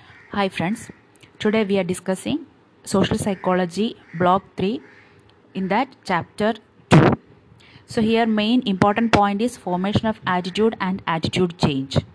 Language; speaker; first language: English; non-native, local second language; Malayalam